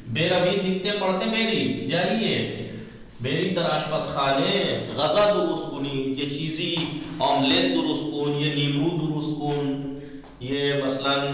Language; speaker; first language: Persian; non-native, fluent; Urdu